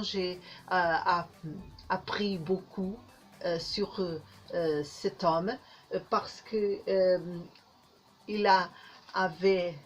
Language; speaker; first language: French; non-native, learner; Portuguese